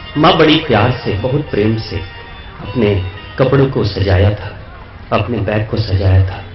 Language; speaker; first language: Hindi; native; Hindi